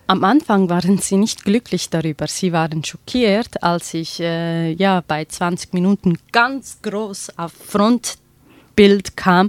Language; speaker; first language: German; non-native, fluent; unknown